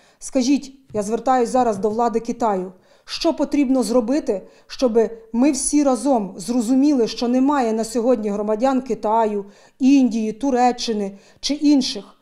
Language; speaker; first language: Ukrainian; native; Ukrainian